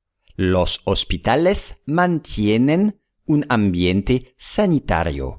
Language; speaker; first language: Spanish; non-native, fluent; English